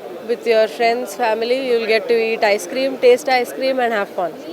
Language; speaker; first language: English; non-native, local second language; Telugu